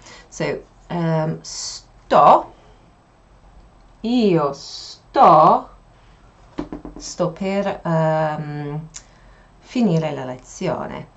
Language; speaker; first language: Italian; non-native, fluent; English